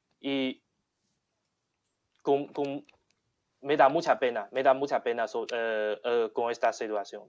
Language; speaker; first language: Spanish; non-native, learner; Chinese